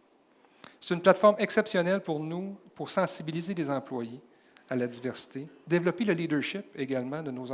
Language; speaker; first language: French; native; French